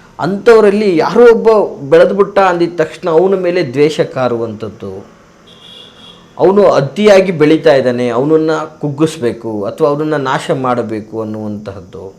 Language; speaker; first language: Kannada; native; Kannada